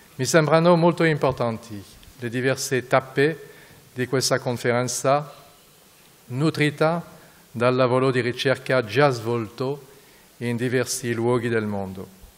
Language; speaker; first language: Italian; non-native, fluent; French